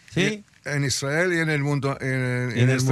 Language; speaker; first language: Spanish; early bilingual, heritage; Spanish